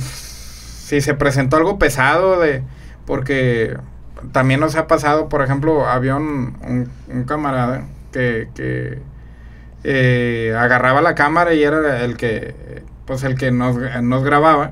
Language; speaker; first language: Spanish; native; Spanish